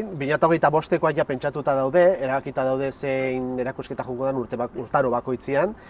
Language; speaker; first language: Basque; native; Basque